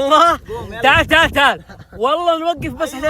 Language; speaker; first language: Arabic; native; Arabic